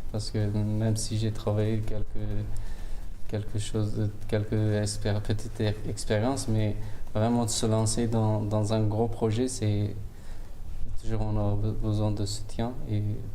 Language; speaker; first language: French; non-native, fluent; Turkish